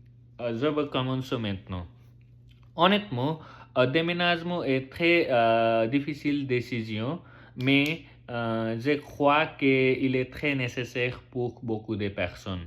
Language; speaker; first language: French; non-native, learner; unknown